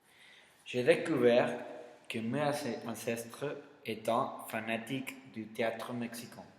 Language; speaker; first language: French; non-native, learner; Spanish